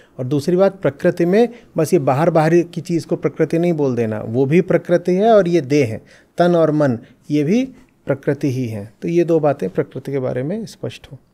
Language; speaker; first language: Hindi; native; Hindi